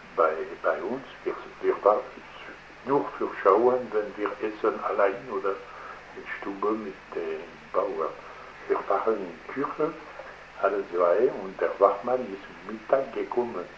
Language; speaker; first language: German; non-native, learner; French